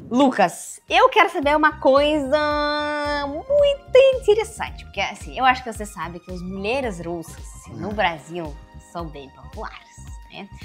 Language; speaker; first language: Portuguese; non-native, fluent; Russian